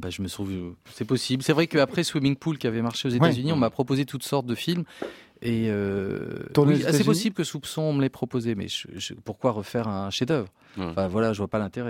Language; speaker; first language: French; native; French